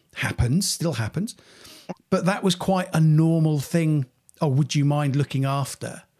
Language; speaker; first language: English; native; English